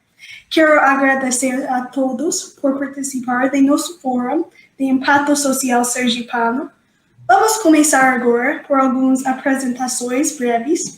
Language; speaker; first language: Portuguese; non-native, fluent; English